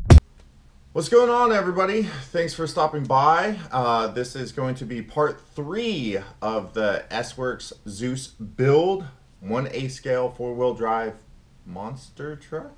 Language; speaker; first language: English; native; English